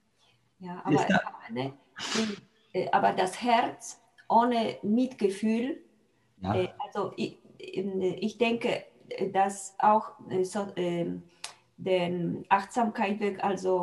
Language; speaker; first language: German; non-native, fluent; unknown